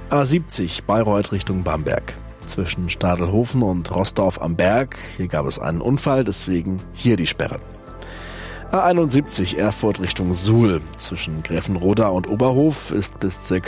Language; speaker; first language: German; native; German